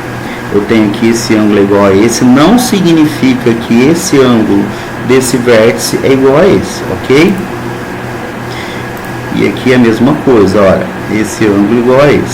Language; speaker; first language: Portuguese; native; Portuguese